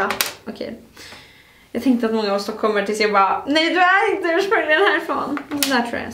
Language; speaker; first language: Swedish; native; Swedish